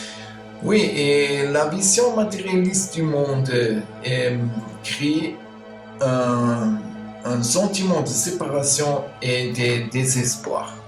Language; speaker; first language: French; non-native, learner; German